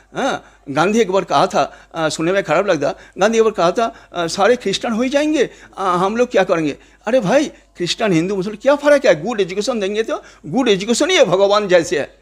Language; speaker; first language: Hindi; non-native, local second language; Bangla